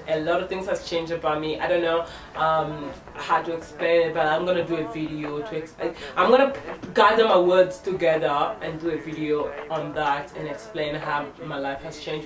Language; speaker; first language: English; non-native, fluent; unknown